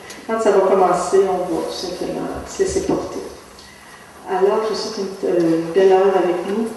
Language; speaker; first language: French; native; French